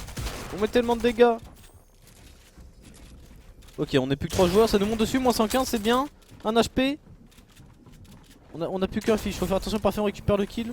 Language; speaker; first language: French; native; French